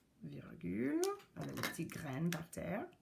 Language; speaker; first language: French; non-native, local second language; English